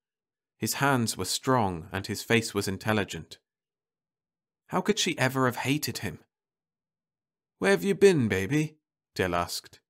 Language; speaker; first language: English; native; English